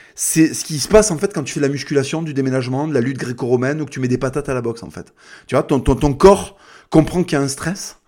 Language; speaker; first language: French; non-native, local second language; Spanish